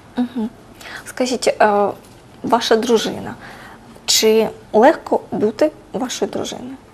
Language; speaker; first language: Ukrainian; native; Ukrainian